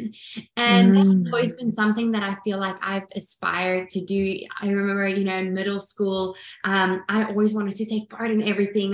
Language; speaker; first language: English; non-native, local second language; Afrikaans